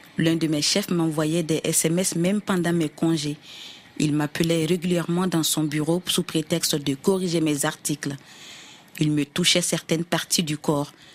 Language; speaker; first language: French; non-native, local second language; Dyula